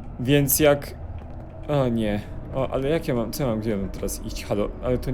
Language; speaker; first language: Polish; native; Polish